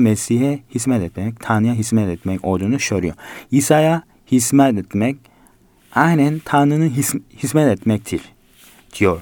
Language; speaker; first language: Turkish; non-native, fluent; Korean